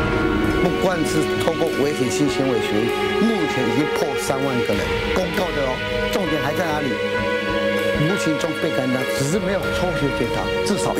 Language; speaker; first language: Chinese; non-native, local second language; Min Nan Chinese